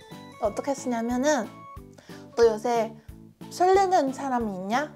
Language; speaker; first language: Korean; non-native, fluent; Chinese